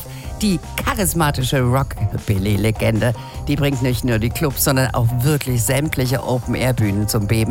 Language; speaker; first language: German; native; German